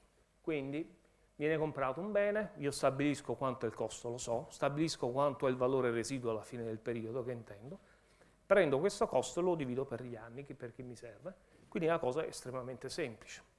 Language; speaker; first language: Italian; native; Italian